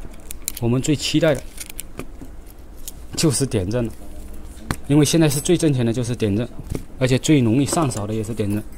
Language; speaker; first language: Chinese; native; Chinese